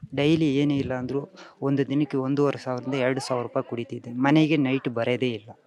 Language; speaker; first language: Kannada; native; Kannada